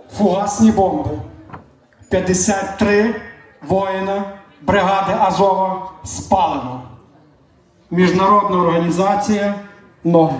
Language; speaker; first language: Ukrainian; native; Ukrainian